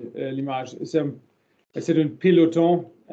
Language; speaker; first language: French; non-native, learner; German